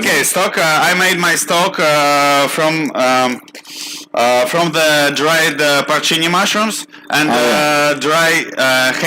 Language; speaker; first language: English; non-native, learner; Russian